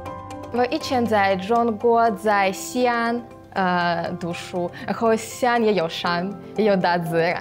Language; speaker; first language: Chinese; non-native, fluent; Russian